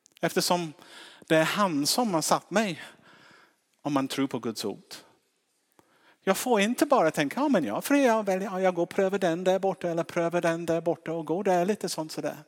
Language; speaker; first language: Swedish; non-native, fluent; English